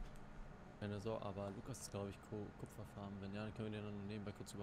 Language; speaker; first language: German; native; German